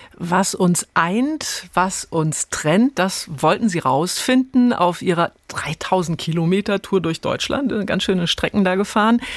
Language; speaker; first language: German; native; German